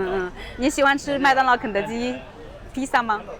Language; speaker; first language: Chinese; native; Chinese